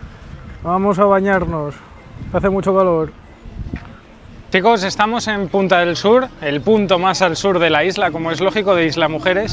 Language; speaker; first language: Spanish; native; Spanish